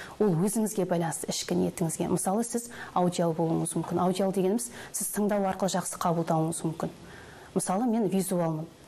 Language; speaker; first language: Kazakh; native; Kazakh